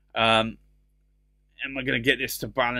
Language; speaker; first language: English; native; English